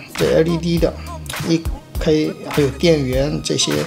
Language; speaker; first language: Chinese; non-native, local second language; Korean